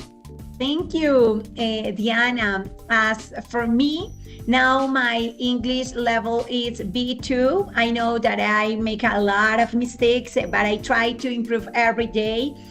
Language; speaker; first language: English; non-native, fluent; Spanish